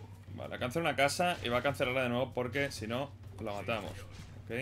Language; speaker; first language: Spanish; native; Spanish